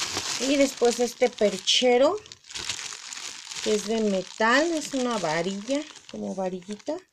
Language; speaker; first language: Spanish; native; Spanish